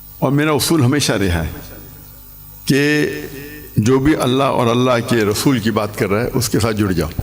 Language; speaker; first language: Urdu; non-native, local second language; English